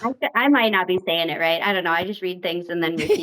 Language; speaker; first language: English; native; English